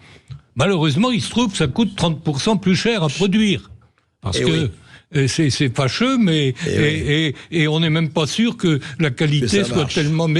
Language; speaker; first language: French; native; French